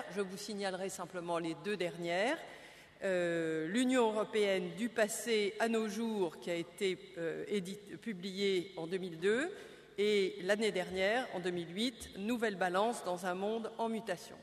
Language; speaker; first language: French; native; French